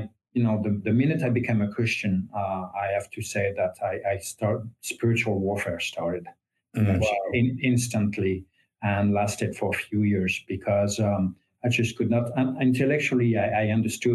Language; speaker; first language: English; non-native, fluent; French